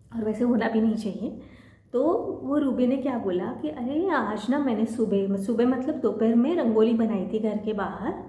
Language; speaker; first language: Hindi; non-native, local second language; Marathi